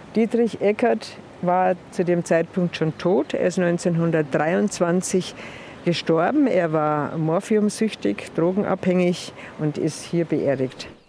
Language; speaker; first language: German; native; German